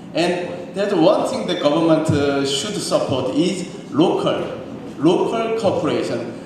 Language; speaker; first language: English; non-native, learner; Korean